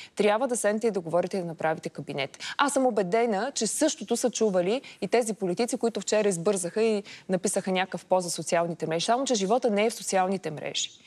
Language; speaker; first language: Bulgarian; native; Bulgarian